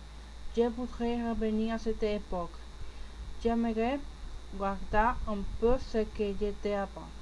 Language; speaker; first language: French; non-native, learner; Spanish